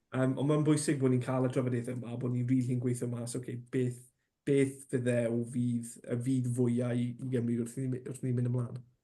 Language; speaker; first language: Welsh; non-native, local second language; English